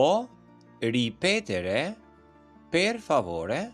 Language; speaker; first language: Italian; non-native, fluent; Albanian